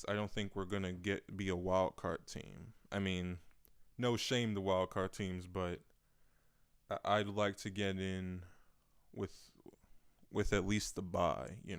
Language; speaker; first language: English; native; English